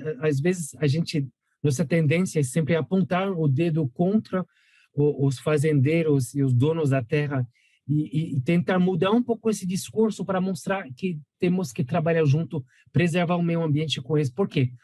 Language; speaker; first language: Portuguese; non-native, fluent; French